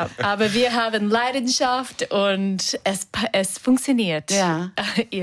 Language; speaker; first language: German; non-native, fluent; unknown